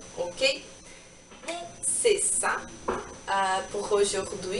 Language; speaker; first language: French; non-native, learner; Portuguese